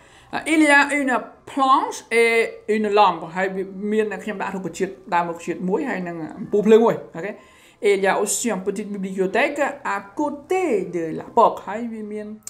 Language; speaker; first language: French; non-native, learner; Khmer